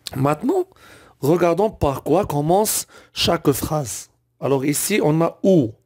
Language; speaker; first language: French; non-native, local second language; Arabic